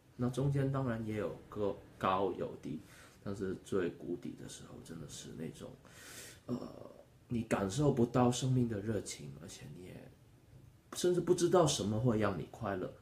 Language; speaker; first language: Chinese; non-native, local second language; Cantonese